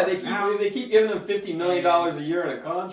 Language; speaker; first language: English; native; English